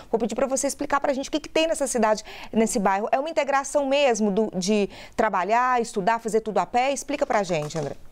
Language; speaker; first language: Portuguese; native; Portuguese